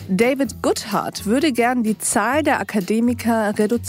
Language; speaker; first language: German; native; German